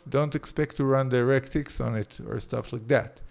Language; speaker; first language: English; non-native, fluent; Hebrew